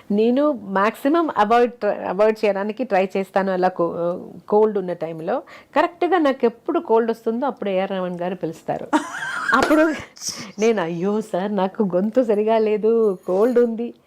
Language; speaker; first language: Telugu; non-native, fluent; Malayalam